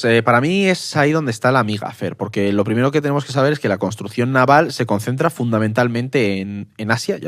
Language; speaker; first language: Spanish; native; Spanish